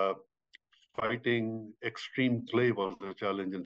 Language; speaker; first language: English; non-native, local second language; Urdu